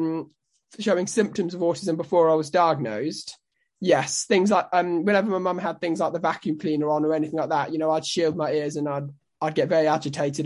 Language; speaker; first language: English; native; English